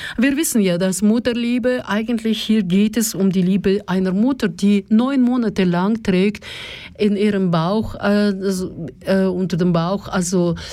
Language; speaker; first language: German; non-native, fluent; Russian